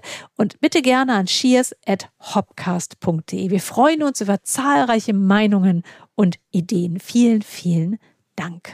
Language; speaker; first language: German; native; German